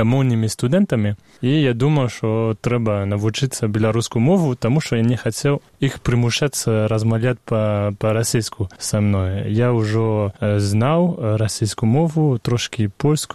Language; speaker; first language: Belarusian; non-native, fluent; French